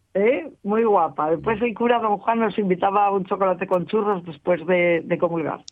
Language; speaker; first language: Spanish; native; Spanish